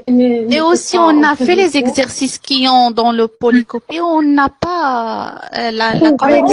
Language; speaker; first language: French; non-native, learner; Arabic